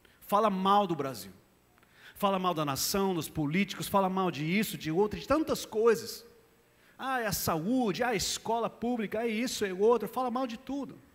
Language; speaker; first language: Portuguese; non-native, fluent; English